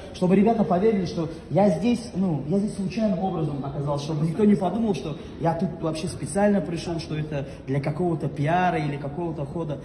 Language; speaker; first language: Russian; non-native, local second language; Tajik